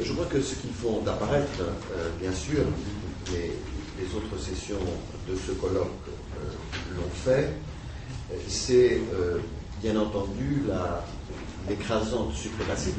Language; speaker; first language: French; native; French